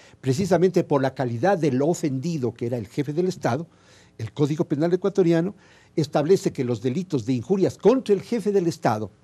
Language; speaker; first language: Spanish; native; Spanish